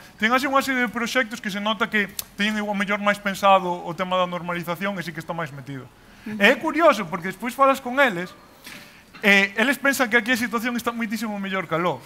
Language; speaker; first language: Galician; non-native, local second language; Spanish